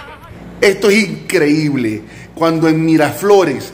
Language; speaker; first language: Spanish; native; Spanish